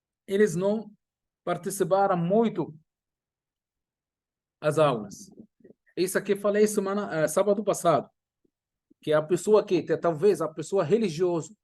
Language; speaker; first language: Portuguese; non-native, fluent; Arabic